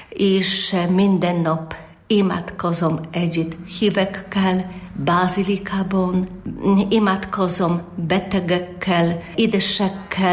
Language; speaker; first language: Hungarian; non-native, learner; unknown